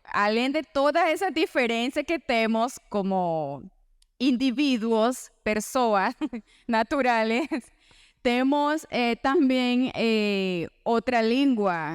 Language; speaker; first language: Portuguese; non-native, learner; Spanish